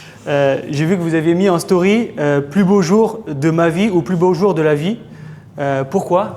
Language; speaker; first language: French; native; French